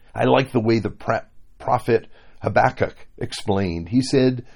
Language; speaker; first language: English; native; English